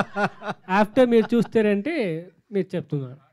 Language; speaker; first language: Telugu; non-native, local second language; Tamil